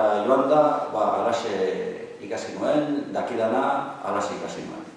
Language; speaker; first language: Basque; native; Basque